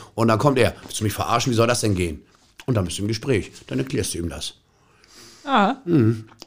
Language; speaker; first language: German; native; German